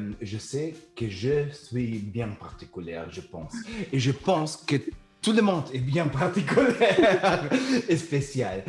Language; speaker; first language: French; non-native, learner; German